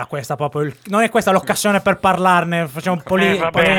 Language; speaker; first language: Italian; native; Italian